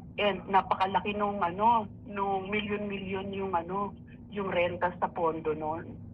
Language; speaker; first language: Filipino; native; Filipino